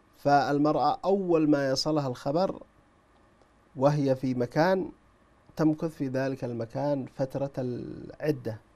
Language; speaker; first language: Arabic; native; Arabic